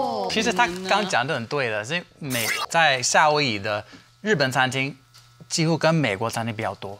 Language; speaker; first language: Chinese; non-native, fluent; English